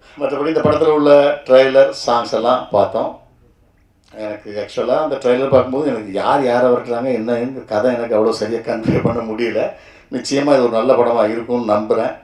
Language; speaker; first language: Tamil; native; Tamil